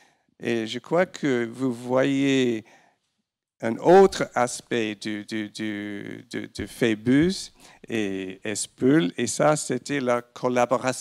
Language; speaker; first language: French; non-native, fluent; English